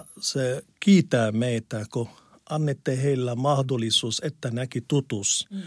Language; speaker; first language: Finnish; non-native, learner; Arabic